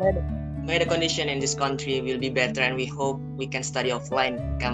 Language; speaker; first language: English; non-native, fluent; Indonesian